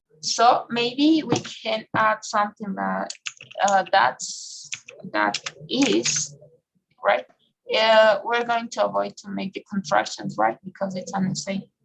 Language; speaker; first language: English; non-native, fluent; Spanish